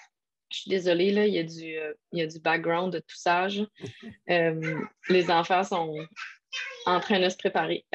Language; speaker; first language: French; native; French